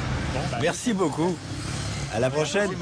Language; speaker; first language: French; native; French